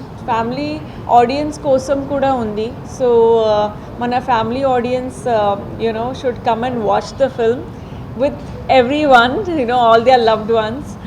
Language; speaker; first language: Telugu; non-native, fluent; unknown